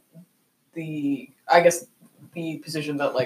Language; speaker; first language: English; non-native, local second language; Cantonese